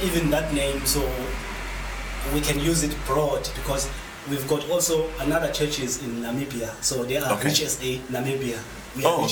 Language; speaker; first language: English; non-native, local second language; Xhosa